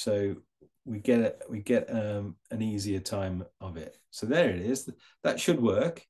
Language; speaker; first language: English; native; English